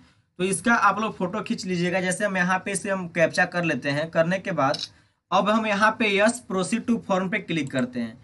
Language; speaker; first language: Hindi; native; Hindi